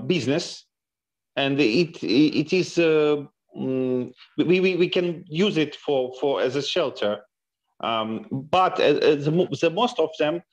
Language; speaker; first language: English; non-native, fluent; Ukrainian